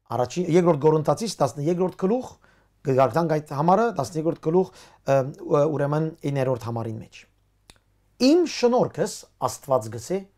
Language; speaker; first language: Armenian; early bilingual, heritage; Armenian